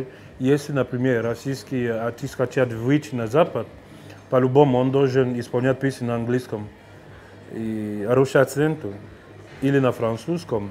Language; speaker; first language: Russian; non-native, fluent; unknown